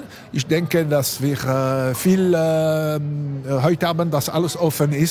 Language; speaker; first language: German; non-native, local second language; French